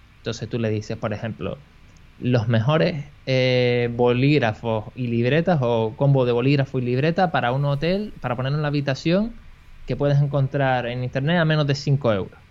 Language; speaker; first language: Spanish; native; Spanish